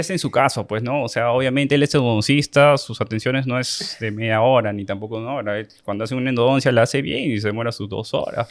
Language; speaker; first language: Spanish; native; Spanish